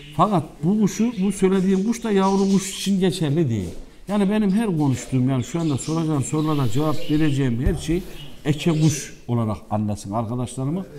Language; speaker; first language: Turkish; native; Turkish